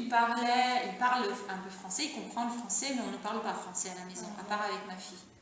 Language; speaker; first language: French; early bilingual, other home language; Italian